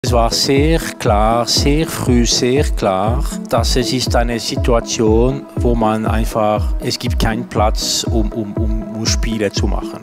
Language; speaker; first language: German; non-native, local second language; French